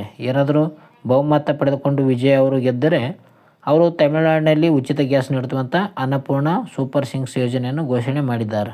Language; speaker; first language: Kannada; native; Kannada